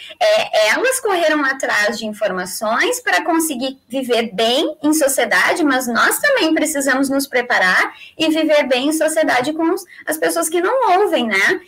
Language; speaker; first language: Portuguese; native; Portuguese